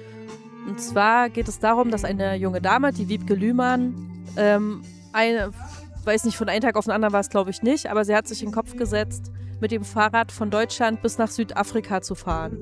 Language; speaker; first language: German; native; German